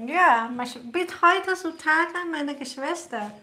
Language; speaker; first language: German; non-native, learner; Thai